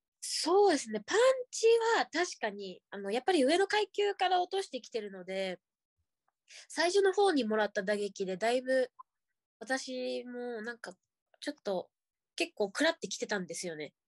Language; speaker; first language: Japanese; native; Japanese